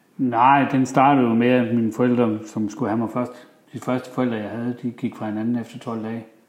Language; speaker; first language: Danish; early bilingual, other home language; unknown